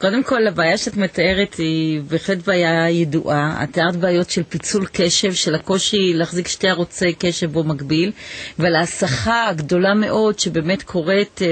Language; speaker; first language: Hebrew; native; Hebrew